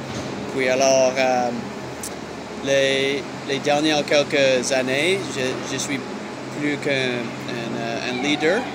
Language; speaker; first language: French; non-native, learner; English